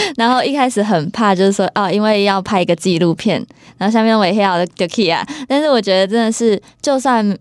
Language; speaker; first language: Chinese; native; Chinese